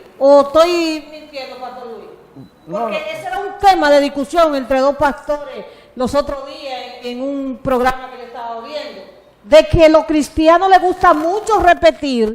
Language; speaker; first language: Spanish; native; Spanish